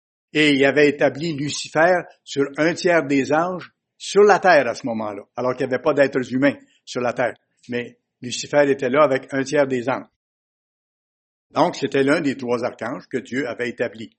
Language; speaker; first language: French; native; French